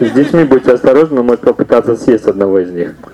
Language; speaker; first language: Russian; native; Russian